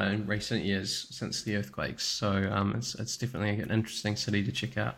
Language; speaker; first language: English; native; English